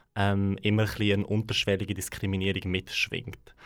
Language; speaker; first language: German; native; German